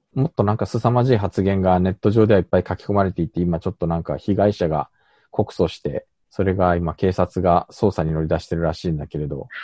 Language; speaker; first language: Japanese; native; Japanese